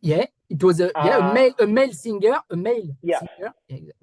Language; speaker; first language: English; non-native, learner; French